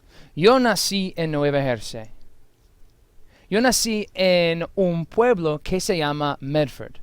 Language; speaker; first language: Spanish; non-native, fluent; English